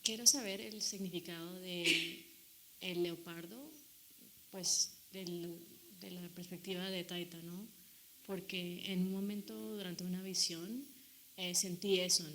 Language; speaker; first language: Spanish; non-native, fluent; English